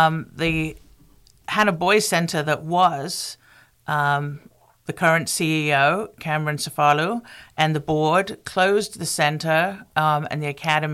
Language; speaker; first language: English; native; English